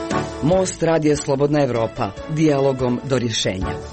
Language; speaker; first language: Serbian; native; Serbian